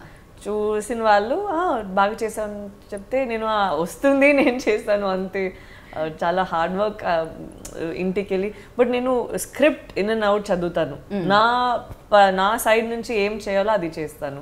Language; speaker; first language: Telugu; non-native, learner; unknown